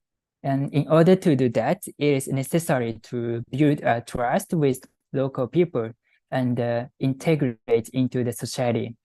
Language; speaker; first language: English; non-native, fluent; Japanese